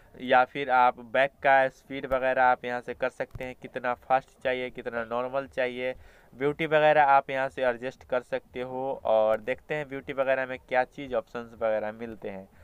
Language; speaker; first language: Hindi; native; Hindi